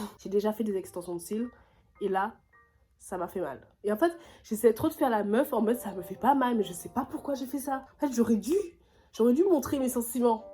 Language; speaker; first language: French; native; French